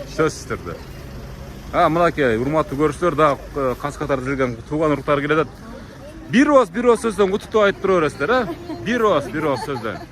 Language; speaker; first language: Kyrgyz; native; Kyrgyz